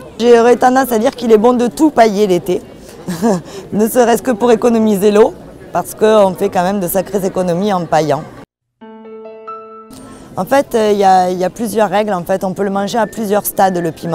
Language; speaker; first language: French; native; French